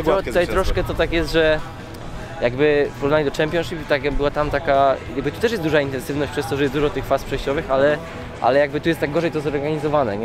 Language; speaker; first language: Polish; native; Polish